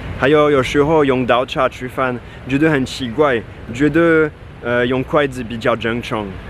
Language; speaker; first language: Chinese; non-native, fluent; French